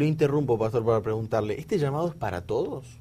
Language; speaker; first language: Spanish; native; Spanish